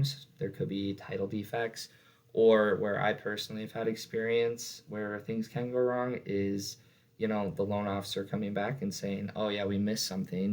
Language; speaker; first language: English; native; English